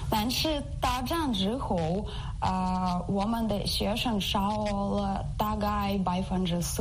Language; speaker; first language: Chinese; non-native, learner; Ukrainian